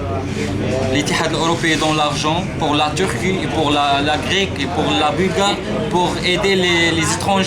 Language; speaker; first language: French; non-native, learner; Arabic